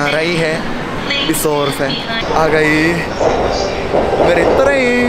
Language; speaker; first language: Hindi; non-native, fluent; Japanese